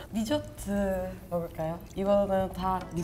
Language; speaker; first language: Korean; non-native, fluent; Turkish